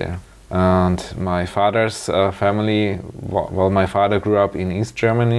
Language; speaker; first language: English; non-native, fluent; German